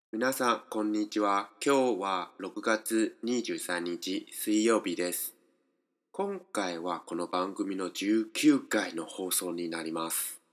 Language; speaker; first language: Japanese; non-native, fluent; Chinese